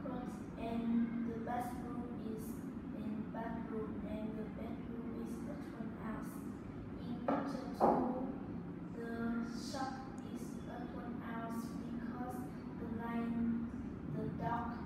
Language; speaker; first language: English; non-native, learner; Vietnamese